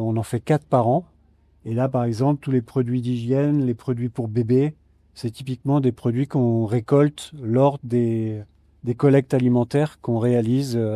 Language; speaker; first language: French; native; French